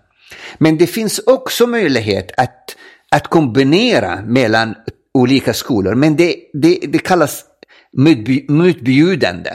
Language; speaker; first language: Swedish; non-native, fluent; Arabic